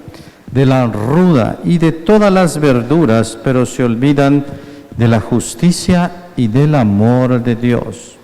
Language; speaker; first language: Spanish; native; Spanish